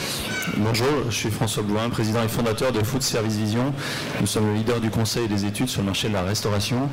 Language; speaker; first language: French; native; French